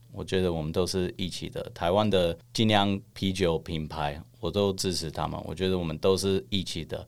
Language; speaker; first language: Chinese; non-native, fluent; English